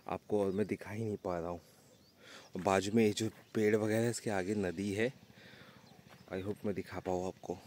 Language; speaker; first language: Hindi; native; Hindi